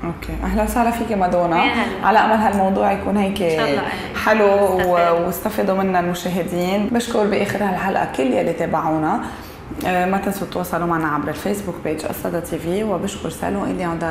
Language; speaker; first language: Arabic; native; Arabic